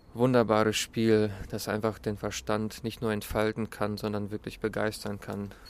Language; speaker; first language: German; early bilingual, other home language; Russian